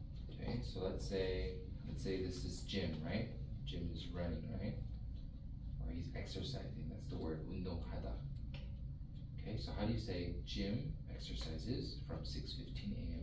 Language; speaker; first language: English; early bilingual, other home language; Korean